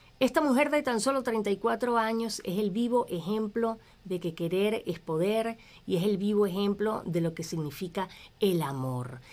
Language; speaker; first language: Spanish; native; Spanish